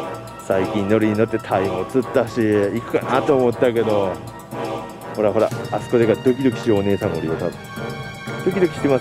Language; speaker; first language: Japanese; native; Japanese